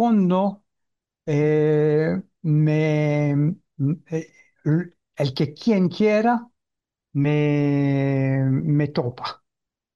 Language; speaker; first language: Spanish; early bilingual, heritage; Ladino